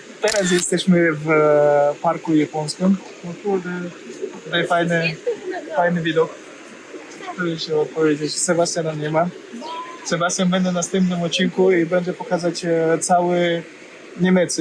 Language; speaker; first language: Polish; non-native, learner; Russian